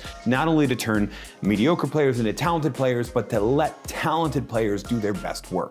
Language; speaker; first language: English; native; English